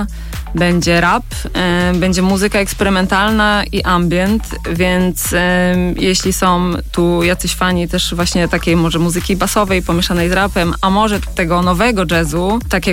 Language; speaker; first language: Polish; native; Polish